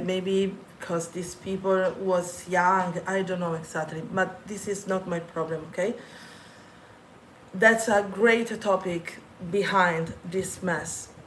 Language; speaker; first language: English; non-native, fluent; Italian